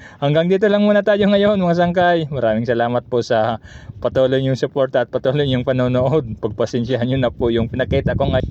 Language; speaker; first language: Filipino; non-native, local second language; Waray